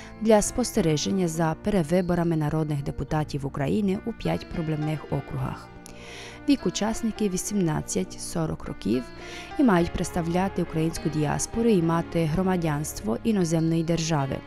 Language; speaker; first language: Ukrainian; native; Ukrainian